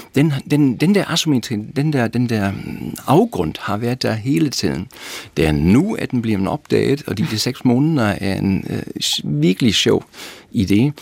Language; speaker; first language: Danish; non-native, fluent; German